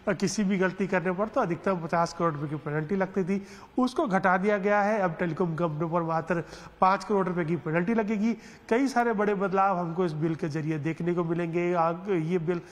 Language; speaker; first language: Hindi; native; Hindi